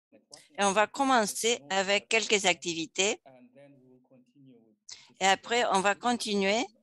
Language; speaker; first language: French; non-native, fluent; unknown